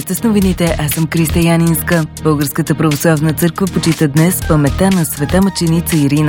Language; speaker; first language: Bulgarian; native; Bulgarian